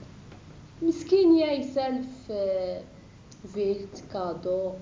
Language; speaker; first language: Dutch; non-native, learner; Arabic